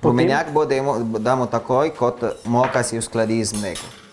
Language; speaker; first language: Slovenian; non-native, learner; Italian